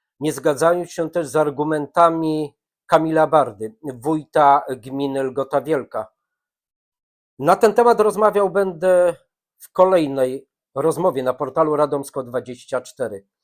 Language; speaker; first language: Polish; native; Polish